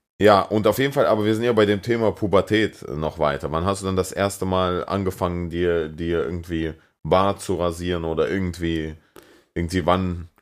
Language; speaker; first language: German; early bilingual, other home language; Russian